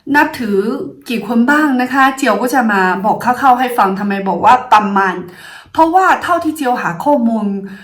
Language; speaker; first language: Thai; non-native, fluent; Chinese